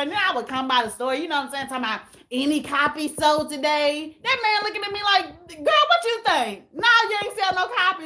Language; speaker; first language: English; native; English